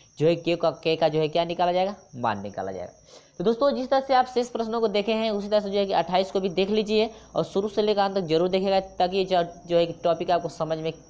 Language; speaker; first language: Hindi; native; Hindi